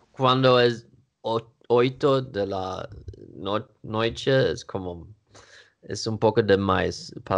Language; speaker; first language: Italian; non-native, learner; Swedish